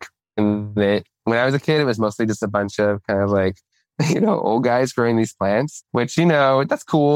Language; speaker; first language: English; native; English